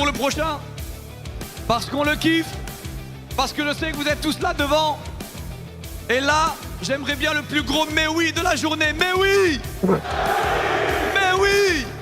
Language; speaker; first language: French; native; French